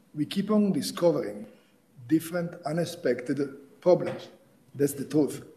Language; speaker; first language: English; non-native, fluent; Italian